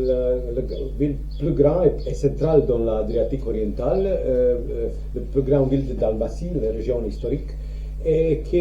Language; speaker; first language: French; non-native, learner; Croatian